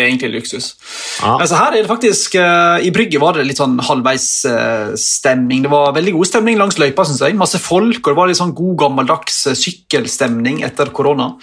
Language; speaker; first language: Norwegian; native; Norwegian